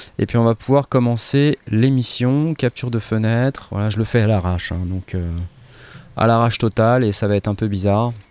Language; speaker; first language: French; native; French